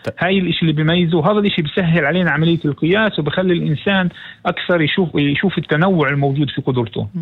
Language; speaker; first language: Arabic; native; Arabic